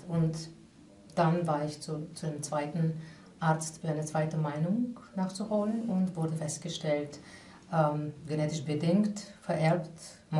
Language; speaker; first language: German; non-native, fluent; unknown